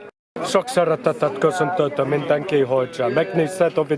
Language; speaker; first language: Hungarian; non-native, learner; English